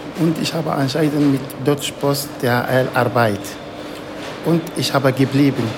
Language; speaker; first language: German; non-native, learner; Arabic